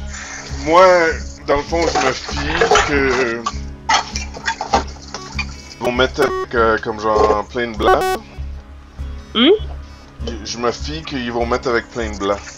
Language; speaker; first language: French; native; French